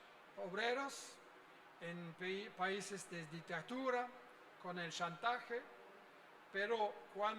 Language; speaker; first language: Spanish; non-native, fluent; French